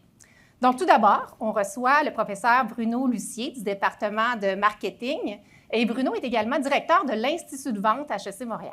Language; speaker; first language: French; native; French